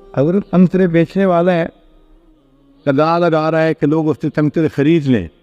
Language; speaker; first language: Urdu; non-native, local second language; Punjabi